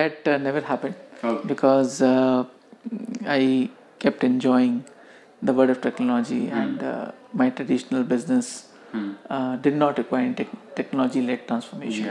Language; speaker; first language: English; non-native, local second language; Hindi